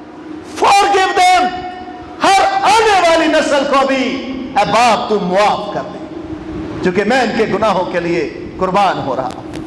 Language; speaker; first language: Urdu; non-native, local second language; Punjabi